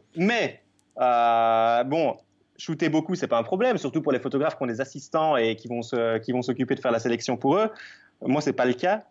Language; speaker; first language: French; native; French